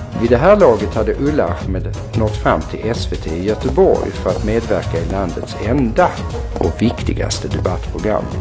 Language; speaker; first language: Swedish; native; Swedish